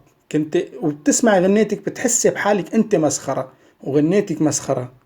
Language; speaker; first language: Arabic; native; Arabic